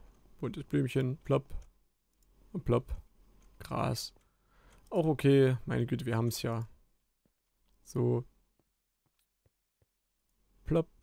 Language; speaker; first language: German; native; German